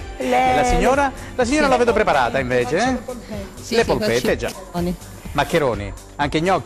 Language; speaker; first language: Italian; native; Italian